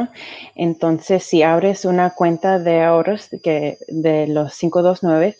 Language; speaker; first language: Spanish; early bilingual, heritage; Spanish